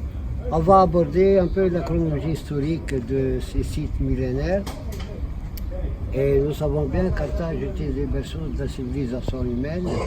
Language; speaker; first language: French; non-native, local second language; Arabic